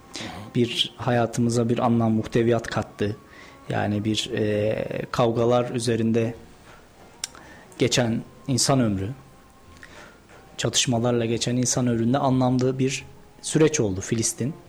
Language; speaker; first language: Turkish; native; Turkish